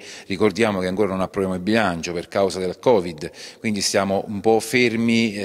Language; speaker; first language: Italian; native; Italian